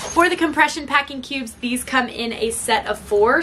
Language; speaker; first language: English; native; English